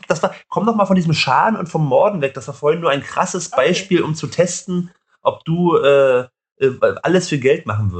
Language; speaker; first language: German; native; German